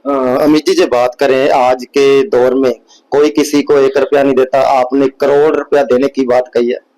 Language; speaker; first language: Hindi; non-native, local second language; Punjabi